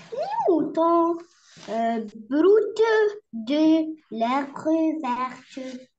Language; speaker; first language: French; non-native, learner; Arabic